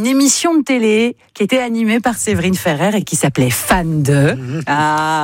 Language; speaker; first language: French; native; French